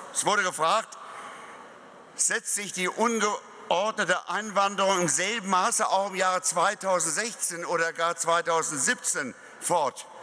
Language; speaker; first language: German; native; German